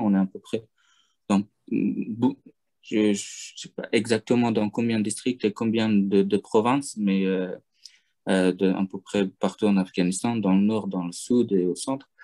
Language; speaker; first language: French; non-native, fluent; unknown